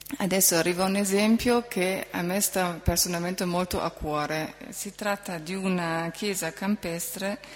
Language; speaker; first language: Italian; non-native, fluent; German